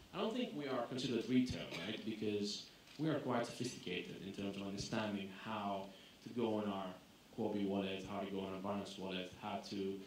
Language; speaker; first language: English; non-native, fluent; Greek